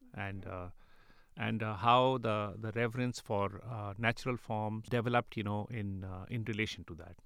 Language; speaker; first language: English; non-native, local second language; Urdu